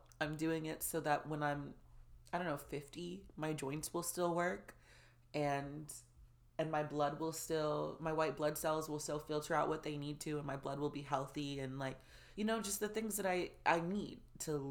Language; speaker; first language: English; native; English